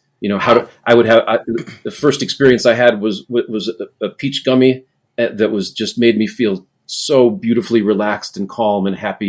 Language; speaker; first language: English; native; English